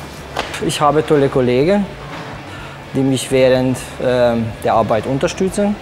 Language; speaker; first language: German; non-native, fluent; Hungarian